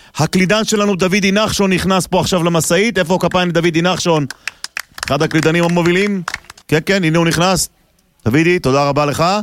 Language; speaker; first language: Hebrew; native; Hebrew